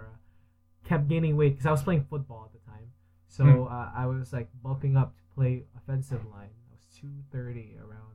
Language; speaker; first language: English; early bilingual, other home language; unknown